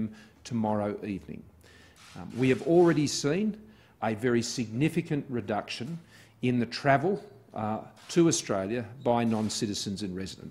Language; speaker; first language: English; native; English